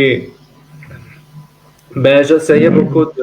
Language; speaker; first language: French; non-native, learner; Arabic